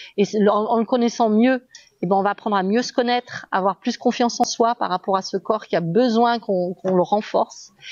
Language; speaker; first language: French; native; French